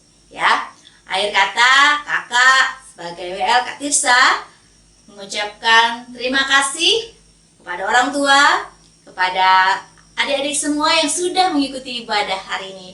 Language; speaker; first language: Indonesian; native; Indonesian